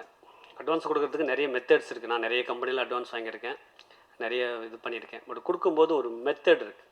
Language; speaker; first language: Tamil; native; Tamil